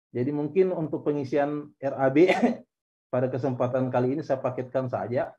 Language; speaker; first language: Indonesian; native; Indonesian